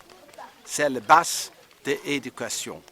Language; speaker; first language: French; non-native, learner; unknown